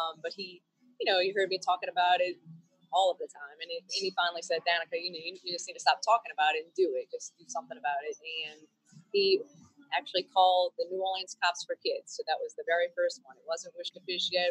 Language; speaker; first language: English; native; English